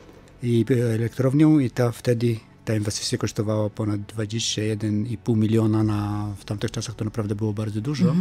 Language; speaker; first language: Polish; non-native, fluent; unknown